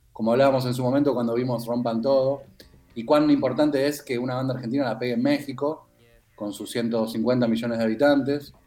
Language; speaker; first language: Spanish; native; Spanish